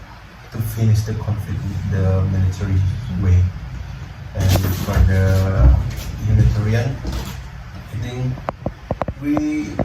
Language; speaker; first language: English; non-native, learner; Indonesian